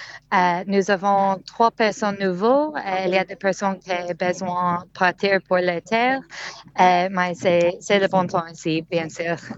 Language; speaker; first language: French; non-native, learner; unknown